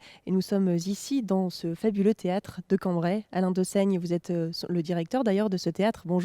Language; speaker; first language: French; native; French